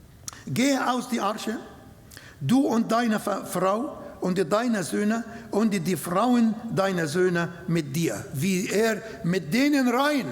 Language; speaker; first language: German; non-native, learner; Arabic